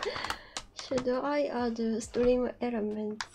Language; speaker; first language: English; non-native, learner; Japanese